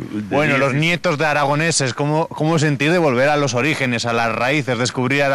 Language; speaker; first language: Spanish; native; Spanish